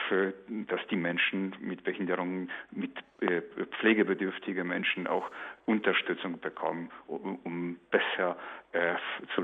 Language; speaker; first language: German; non-native, fluent; Polish